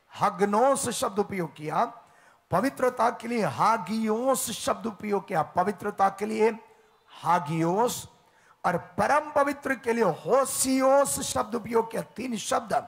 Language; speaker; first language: Hindi; native; Hindi